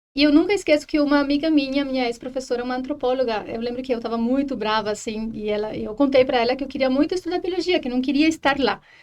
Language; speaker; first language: Portuguese; non-native, fluent; Spanish